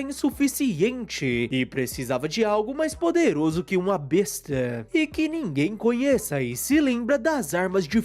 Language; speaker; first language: Portuguese; native; Portuguese